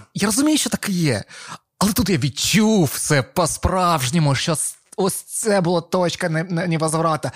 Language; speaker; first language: Ukrainian; non-native, local second language; Russian